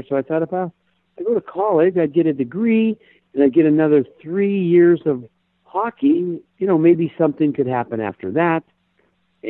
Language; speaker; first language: English; native; English